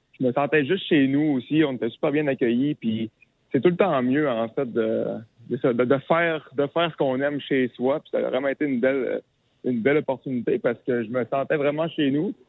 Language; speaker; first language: French; native; French